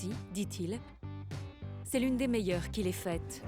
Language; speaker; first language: French; native; French